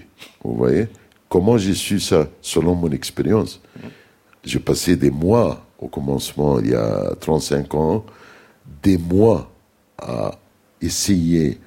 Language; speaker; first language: French; non-native, fluent; Arabic